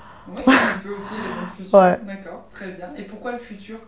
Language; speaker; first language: French; native; French